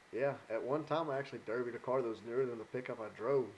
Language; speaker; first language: English; native; English